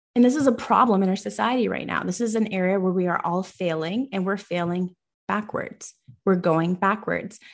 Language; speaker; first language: English; early bilingual, other home language; Persian